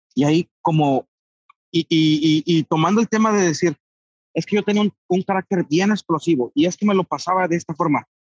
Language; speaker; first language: Spanish; native; Spanish